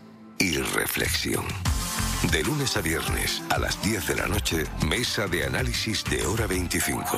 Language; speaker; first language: Spanish; native; Spanish